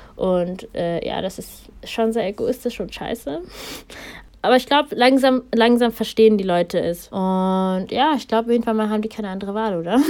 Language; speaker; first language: German; early bilingual, other home language; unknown